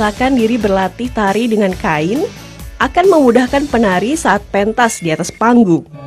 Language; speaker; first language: Indonesian; native; Indonesian